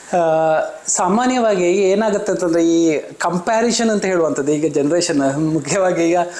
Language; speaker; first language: Kannada; non-native, local second language; Malayalam